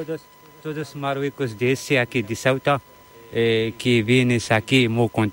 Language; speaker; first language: Spanish; non-native, learner; Arabic